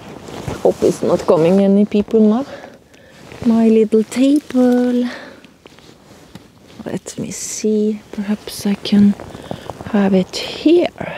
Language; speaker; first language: English; non-native, learner; Norwegian